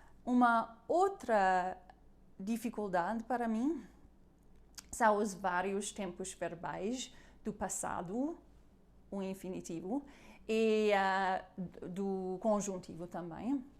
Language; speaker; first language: Portuguese; non-native, learner; German